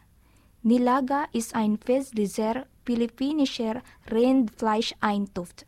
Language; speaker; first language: German; non-native, learner; Filipino